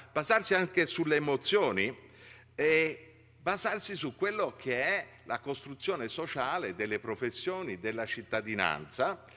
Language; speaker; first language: Italian; native; Italian